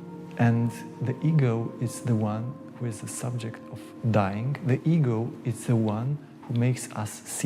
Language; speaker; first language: English; non-native, fluent; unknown